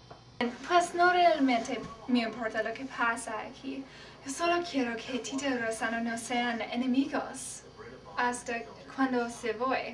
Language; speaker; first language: Spanish; non-native, learner; English